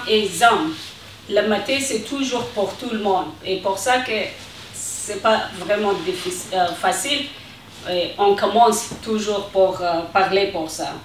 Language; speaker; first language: French; non-native, learner; Persian